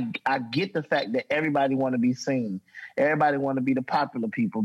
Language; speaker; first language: English; native; English